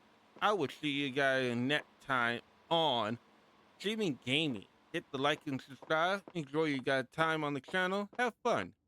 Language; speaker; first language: English; native; English